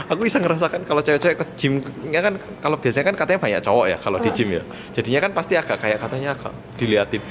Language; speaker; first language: Indonesian; early bilingual, other home language; Korean